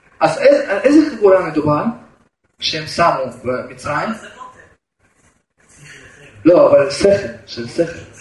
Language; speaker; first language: Hebrew; non-native, fluent; Russian